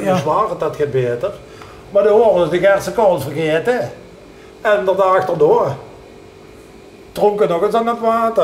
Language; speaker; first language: Dutch; native; Dutch